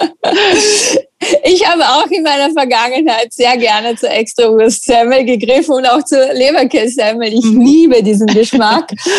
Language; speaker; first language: German; non-native, fluent; Italian